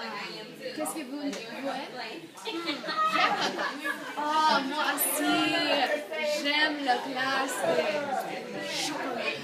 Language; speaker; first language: French; non-native, learner; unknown